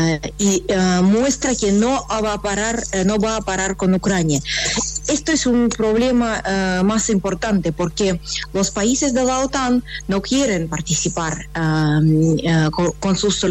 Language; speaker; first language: Spanish; non-native, fluent; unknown